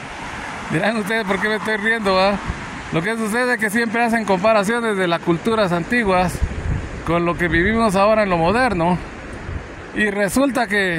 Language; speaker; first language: Spanish; native; Spanish